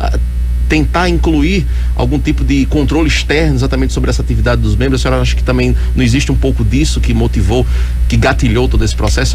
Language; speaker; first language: Portuguese; native; Portuguese